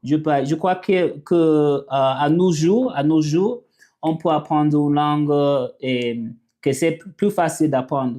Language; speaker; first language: French; non-native, learner; English